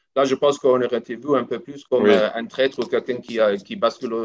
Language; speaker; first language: French; non-native, fluent; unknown